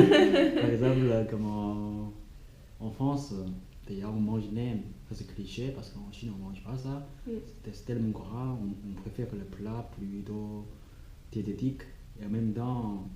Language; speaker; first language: French; non-native, learner; Chinese